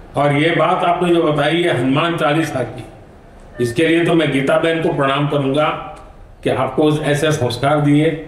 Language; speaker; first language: Hindi; non-native, local second language; Gujarati